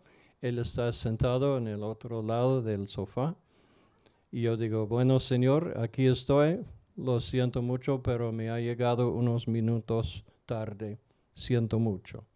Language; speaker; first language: Spanish; non-native, fluent; English